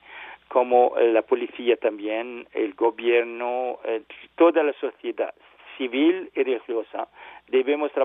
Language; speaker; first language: Spanish; non-native, learner; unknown